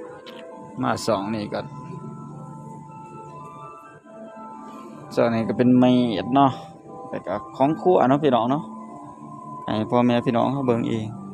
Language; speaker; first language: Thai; non-native, local second language; Lao